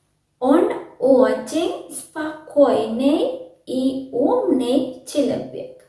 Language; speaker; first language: Russian; non-native, learner; Sinhala